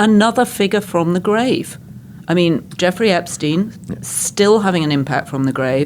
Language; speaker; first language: English; native; English